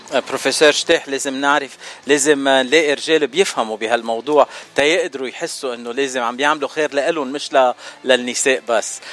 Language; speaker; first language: Arabic; native; Arabic